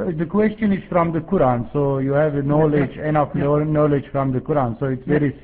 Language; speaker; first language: English; non-native, fluent; Arabic